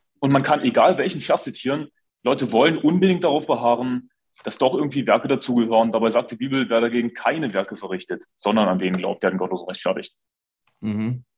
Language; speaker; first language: German; native; German